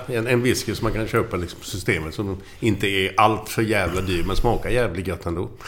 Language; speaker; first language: Swedish; native; Swedish